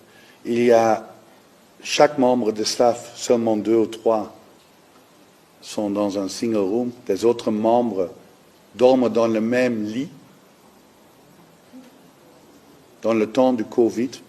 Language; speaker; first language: French; non-native, fluent; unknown